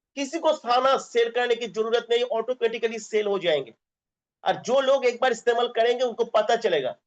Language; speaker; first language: Hindi; non-native, local second language; Bangla